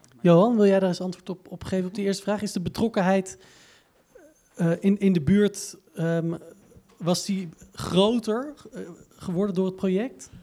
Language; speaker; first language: Dutch; native; Dutch